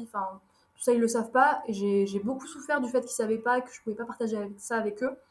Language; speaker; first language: French; early bilingual, other home language; Arabic